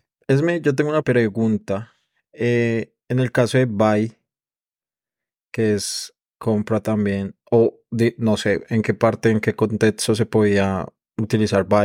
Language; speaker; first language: Spanish; native; Spanish